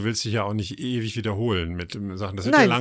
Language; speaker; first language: German; native; German